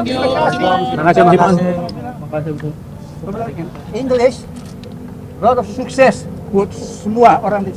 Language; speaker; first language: Indonesian; early bilingual, heritage; Indonesian